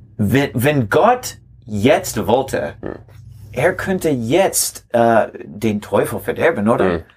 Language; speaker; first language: German; non-native, learner; English